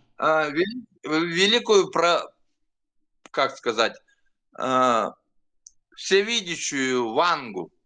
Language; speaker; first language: Russian; native; Russian